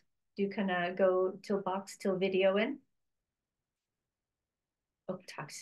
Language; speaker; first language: Swedish; non-native, learner; English